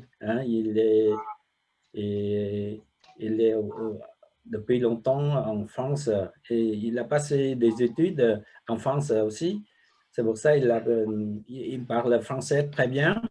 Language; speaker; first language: French; non-native, learner; Vietnamese